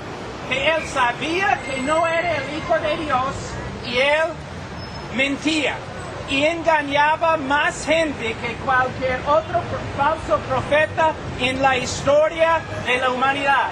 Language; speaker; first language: Spanish; non-native, fluent; English